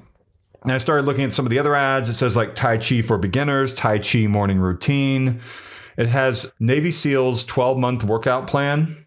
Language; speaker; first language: English; native; English